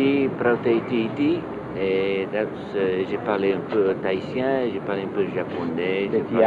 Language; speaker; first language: French; non-native, fluent; English